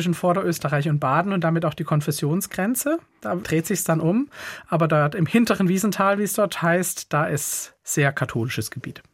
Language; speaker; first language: German; native; German